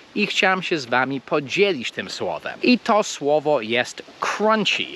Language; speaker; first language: Polish; non-native, fluent; English